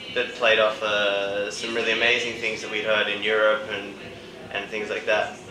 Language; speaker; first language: English; native; English